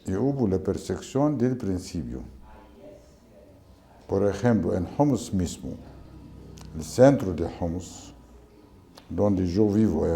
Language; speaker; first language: Portuguese; non-native, learner; Arabic